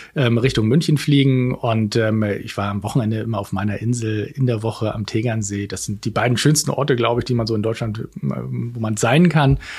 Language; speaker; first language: German; native; German